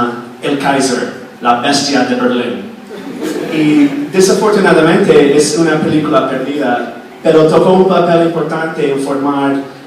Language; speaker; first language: Spanish; non-native, fluent; English